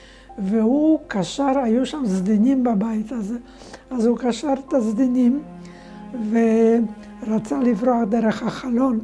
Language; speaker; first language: Hebrew; non-native, fluent; Polish